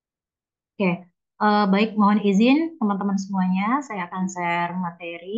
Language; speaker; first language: Indonesian; native; Indonesian